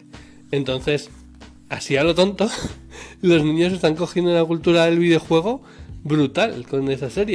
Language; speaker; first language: Spanish; native; Spanish